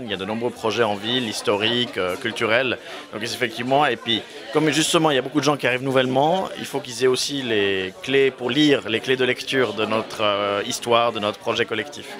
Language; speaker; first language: French; native; French